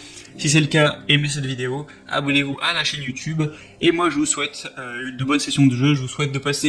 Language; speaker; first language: French; native; French